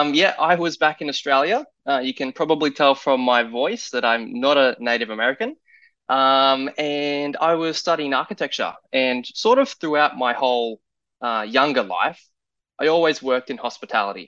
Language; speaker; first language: English; native; English